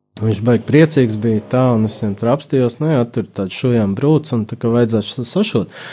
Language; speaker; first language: Latvian; native; Latvian